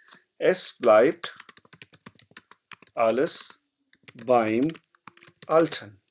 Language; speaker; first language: German; non-native, fluent; Hindi